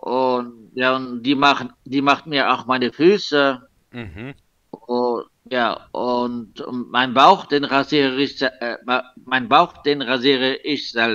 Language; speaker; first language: German; non-native, local second language; Luxembourgish